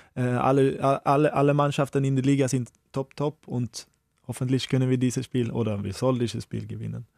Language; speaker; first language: German; non-native, fluent; Swedish